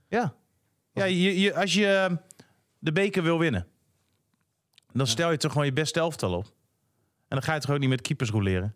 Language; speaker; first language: Dutch; native; Dutch